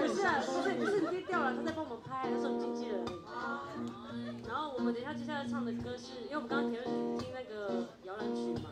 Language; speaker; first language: Chinese; native; Chinese